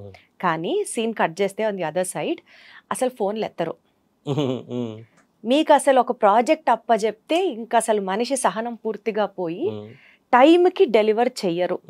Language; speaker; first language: Telugu; native; Telugu